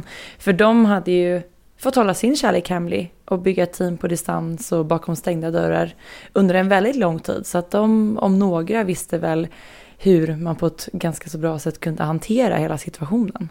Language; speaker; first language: Swedish; native; Swedish